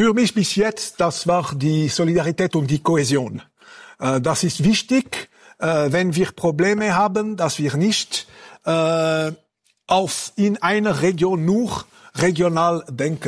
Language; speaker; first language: German; non-native, local second language; French